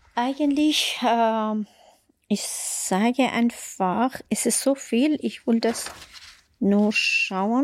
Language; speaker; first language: German; non-native, fluent; Persian